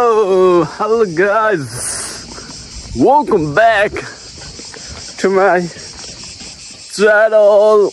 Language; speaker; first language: English; non-native, learner; Nepali